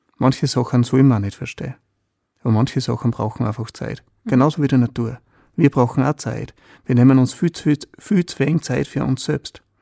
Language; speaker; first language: German; native; German